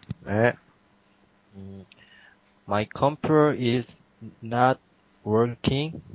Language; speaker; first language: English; non-native, learner; Korean